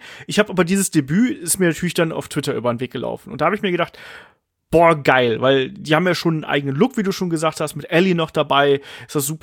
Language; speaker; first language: German; native; German